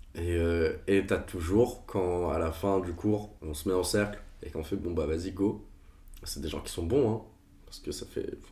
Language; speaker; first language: French; non-native, fluent; Portuguese